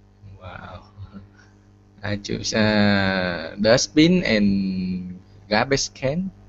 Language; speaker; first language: English; non-native, learner; Vietnamese